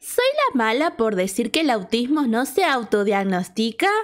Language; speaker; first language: Spanish; native; Spanish